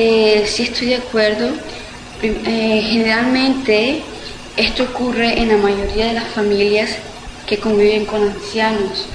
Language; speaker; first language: Spanish; early bilingual, heritage; Spanish